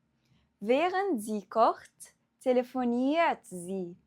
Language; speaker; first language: German; non-native, fluent; Arabic